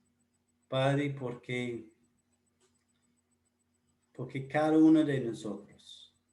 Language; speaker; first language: Spanish; non-native, fluent; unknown